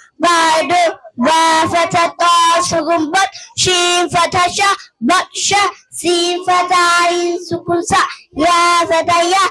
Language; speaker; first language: Arabic; non-native, learner; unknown